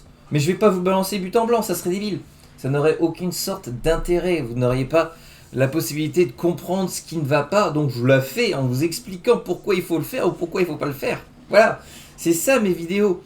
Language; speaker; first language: French; native; French